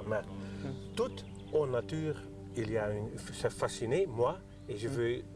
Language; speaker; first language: French; non-native, learner; Dutch